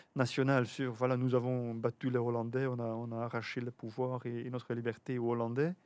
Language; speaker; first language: French; native; French